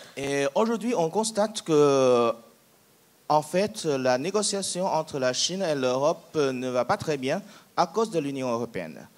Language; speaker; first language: French; non-native, fluent; Chinese